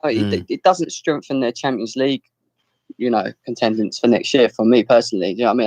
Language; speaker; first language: English; native; English